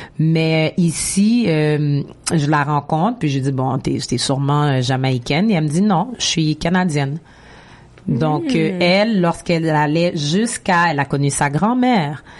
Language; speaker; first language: French; native; French